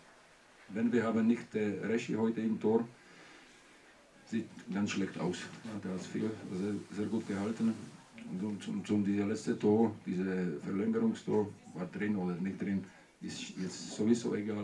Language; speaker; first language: German; non-native, learner; Czech